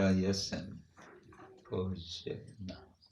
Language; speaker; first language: Czech; non-native, learner; English